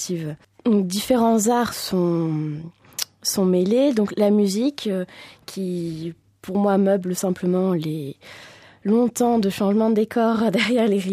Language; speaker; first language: French; native; French